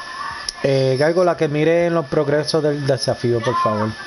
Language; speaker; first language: Spanish; native; Spanish